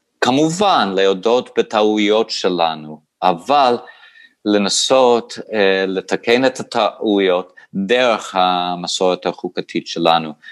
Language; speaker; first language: Hebrew; non-native, fluent; English